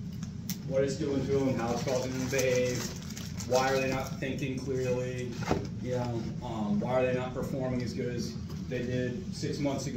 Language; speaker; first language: English; native; English